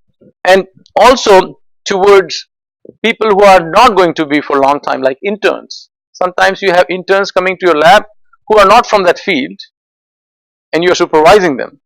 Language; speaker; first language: English; non-native, fluent; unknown